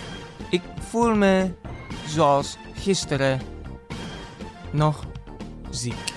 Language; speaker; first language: Dutch; non-native, fluent; Indonesian